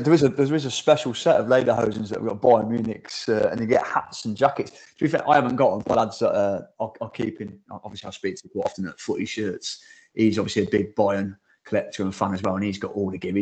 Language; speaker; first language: English; native; English